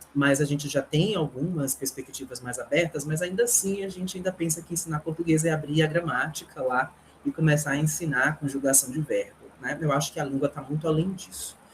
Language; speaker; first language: Portuguese; native; Portuguese